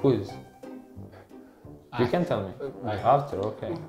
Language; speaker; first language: English; non-native, learner; Croatian